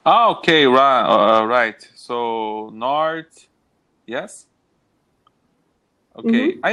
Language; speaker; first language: English; non-native, learner; Portuguese